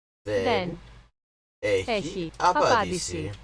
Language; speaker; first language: Greek; non-native, learner; English